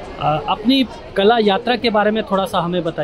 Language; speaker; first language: Hindi; native; Hindi